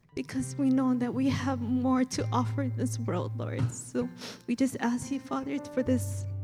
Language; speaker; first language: English; native; English